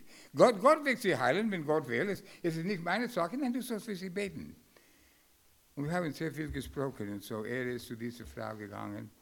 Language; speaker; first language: German; non-native, fluent; English